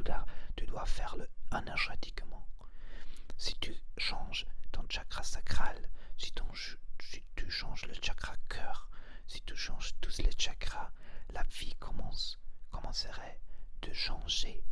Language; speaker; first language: French; non-native, learner; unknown